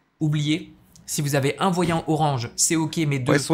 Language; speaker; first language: French; native; French